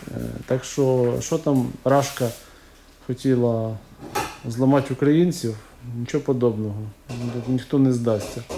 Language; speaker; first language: Ukrainian; native; Ukrainian